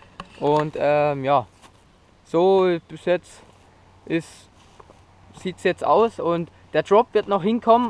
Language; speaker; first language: German; native; German